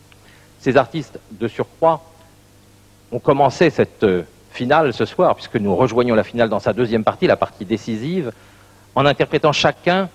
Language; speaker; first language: French; native; French